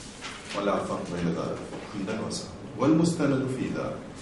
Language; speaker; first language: Arabic; native; Arabic